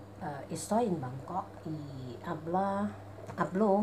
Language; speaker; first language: Spanish; non-native, learner; Thai